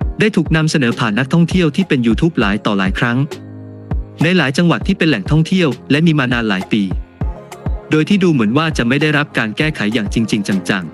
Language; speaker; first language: Thai; native; Thai